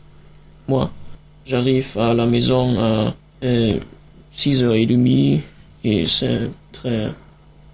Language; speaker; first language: French; non-native, learner; German